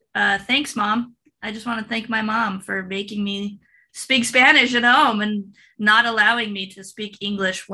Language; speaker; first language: English; non-native, fluent; Spanish